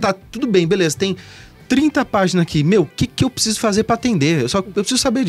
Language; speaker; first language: Portuguese; native; Portuguese